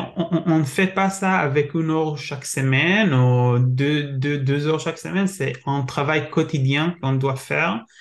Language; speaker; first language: French; non-native, learner; Hebrew